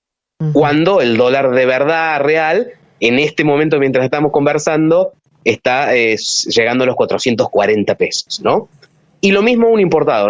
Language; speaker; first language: Spanish; native; Spanish